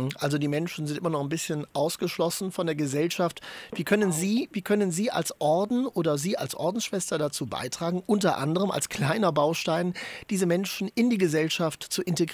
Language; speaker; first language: German; native; German